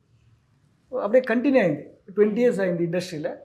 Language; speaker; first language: Telugu; non-native, local second language; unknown